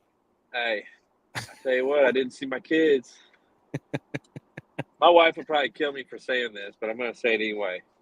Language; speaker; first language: English; native; English